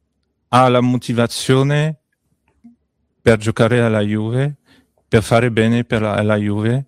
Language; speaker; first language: Italian; non-native, learner; French